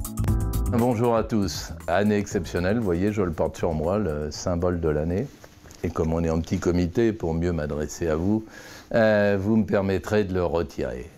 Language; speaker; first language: French; native; French